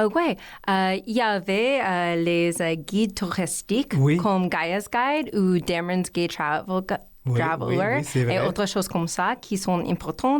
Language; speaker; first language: French; non-native, learner; English